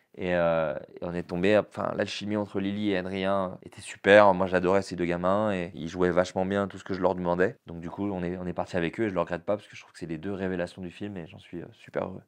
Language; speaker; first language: French; native; French